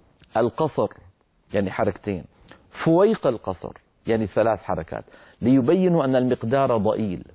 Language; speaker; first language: Arabic; native; Arabic